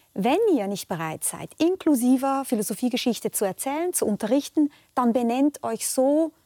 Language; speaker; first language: German; native; German